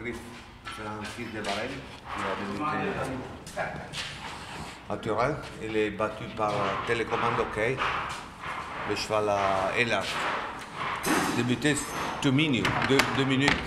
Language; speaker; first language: French; non-native, learner; Italian